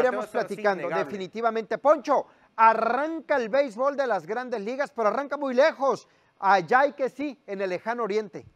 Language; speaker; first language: Spanish; native; Spanish